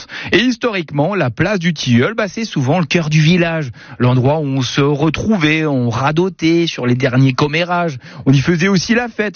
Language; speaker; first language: French; native; French